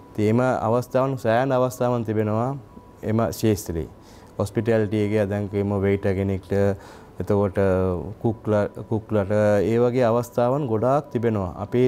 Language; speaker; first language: Sinhala; non-native, local second language; Tamil